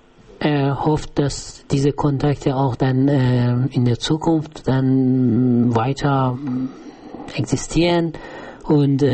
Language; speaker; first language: German; non-native, fluent; Persian